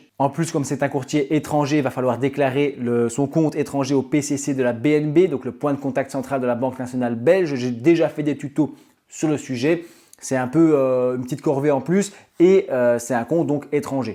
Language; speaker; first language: French; native; French